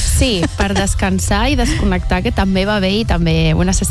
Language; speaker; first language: Catalan; native; Catalan